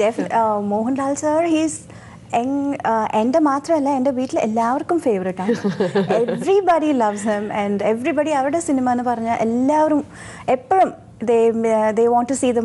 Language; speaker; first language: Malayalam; non-native, local second language; Tamil